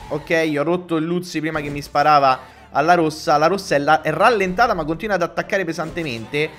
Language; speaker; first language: Italian; native; Italian